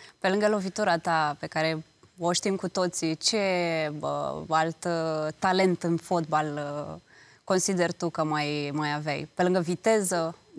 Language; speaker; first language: Romanian; native; Romanian